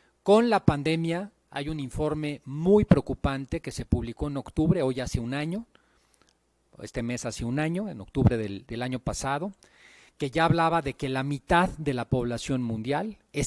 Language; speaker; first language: Spanish; native; Spanish